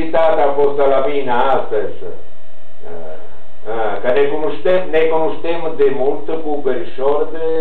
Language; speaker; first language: Romanian; non-native, learner; Italian